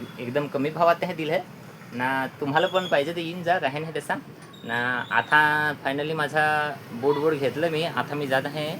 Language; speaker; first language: Marathi; non-native, local second language; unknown